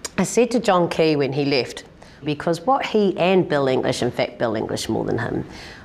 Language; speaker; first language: English; native; English